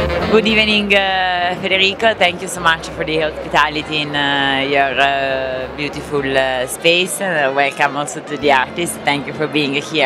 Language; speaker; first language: English; non-native, fluent; Italian